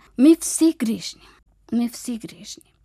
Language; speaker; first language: Ukrainian; non-native, fluent; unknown